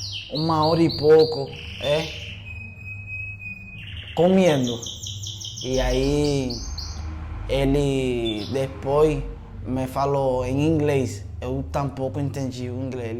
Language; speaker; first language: Portuguese; non-native, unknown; Spanish